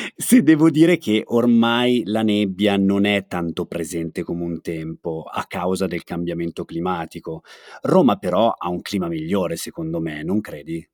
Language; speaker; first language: Italian; native; Italian